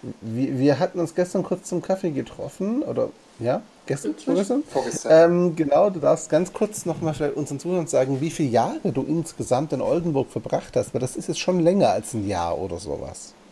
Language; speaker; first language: German; native; German